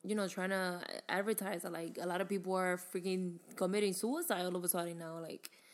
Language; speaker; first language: English; early bilingual, other home language; Spanish